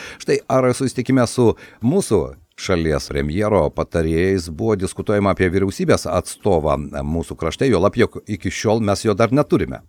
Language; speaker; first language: Lithuanian; native; Lithuanian